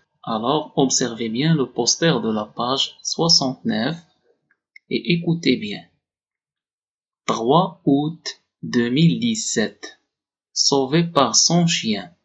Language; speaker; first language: French; non-native, local second language; Arabic